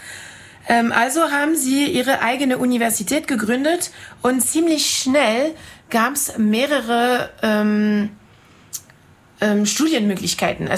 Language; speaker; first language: German; non-native, fluent; French